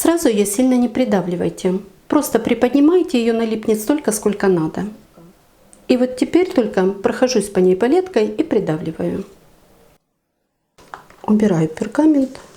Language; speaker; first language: Russian; native; Russian